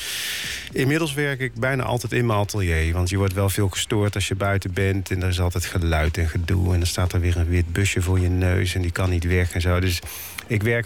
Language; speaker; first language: Dutch; native; Dutch